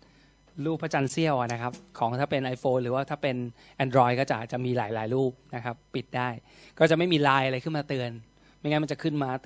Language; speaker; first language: Thai; native; Thai